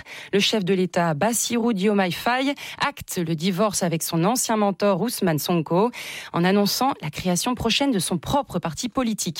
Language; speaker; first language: French; native; French